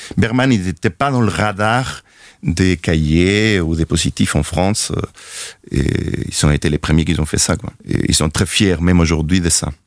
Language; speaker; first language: French; non-native, fluent; Spanish